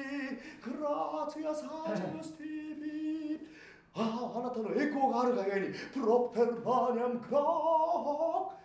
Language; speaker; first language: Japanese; native; Japanese